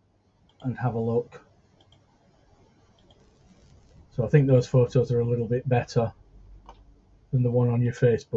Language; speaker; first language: English; native; English